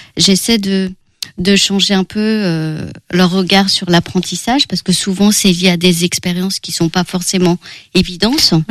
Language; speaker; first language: French; early bilingual, other home language; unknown